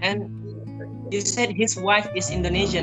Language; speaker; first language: English; non-native, fluent; Indonesian